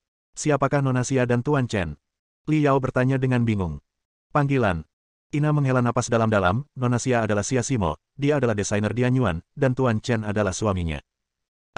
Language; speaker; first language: Indonesian; native; Indonesian